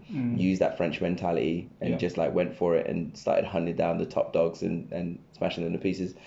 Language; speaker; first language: English; native; English